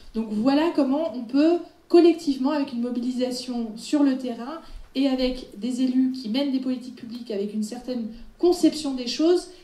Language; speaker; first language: French; non-native, fluent; Dutch